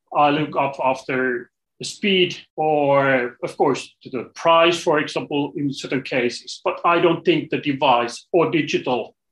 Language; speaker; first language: English; non-native, fluent; Finnish